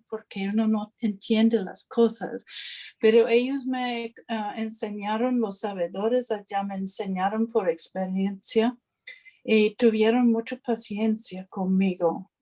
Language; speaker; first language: Spanish; non-native, fluent; English